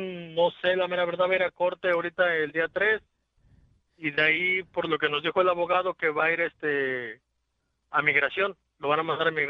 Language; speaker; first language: Spanish; native; Spanish